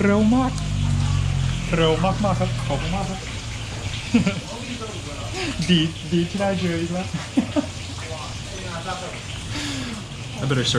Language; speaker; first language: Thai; non-native, learner; English